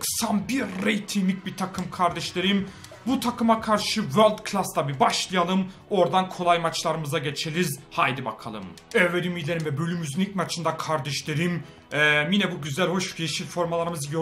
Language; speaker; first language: Turkish; native; Turkish